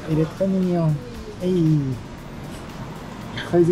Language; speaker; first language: French; non-native, fluent; Japanese